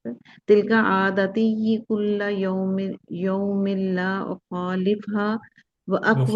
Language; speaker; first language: Arabic; non-native, learner; Urdu